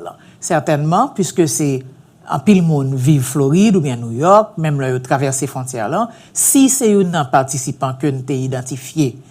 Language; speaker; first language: Haitian Creole; early bilingual, heritage; Haitian Creole